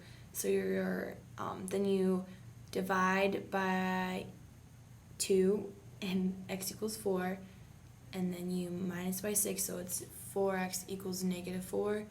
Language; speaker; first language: English; native; English